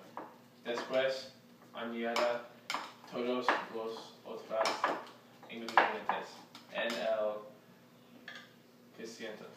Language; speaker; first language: Spanish; non-native, learner; English